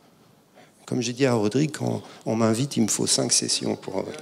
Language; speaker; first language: French; native; French